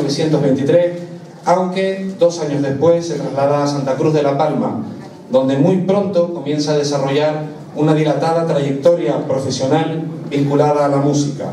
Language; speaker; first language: Spanish; native; Spanish